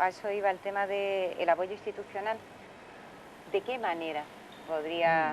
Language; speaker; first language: Spanish; native; Spanish